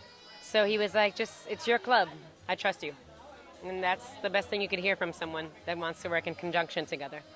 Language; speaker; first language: English; native; English